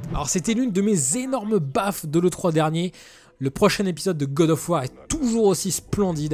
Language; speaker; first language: French; native; French